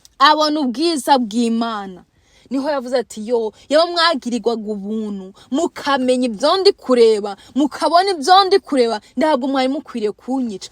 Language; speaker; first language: Kinyarwanda; native; Kinyarwanda